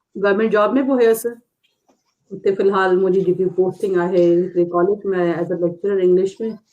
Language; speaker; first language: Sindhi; non-native, local second language; Urdu